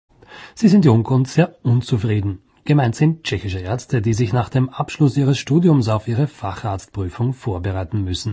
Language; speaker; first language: German; native; German